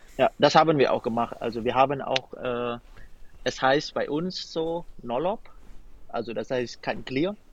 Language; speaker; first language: German; non-native, fluent; Indonesian